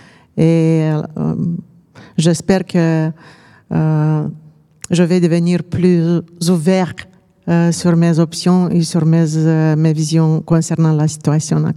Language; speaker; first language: French; non-native, fluent; Romanian